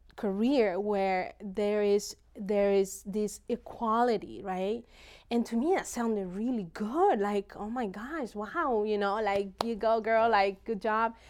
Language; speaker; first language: English; non-native, fluent; Spanish